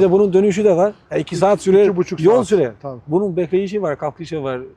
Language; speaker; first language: Turkish; non-native, fluent; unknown